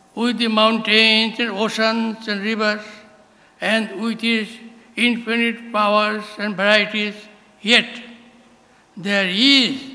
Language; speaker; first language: English; non-native, local second language; Bangla